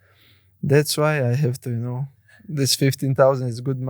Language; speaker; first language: English; non-native, learner; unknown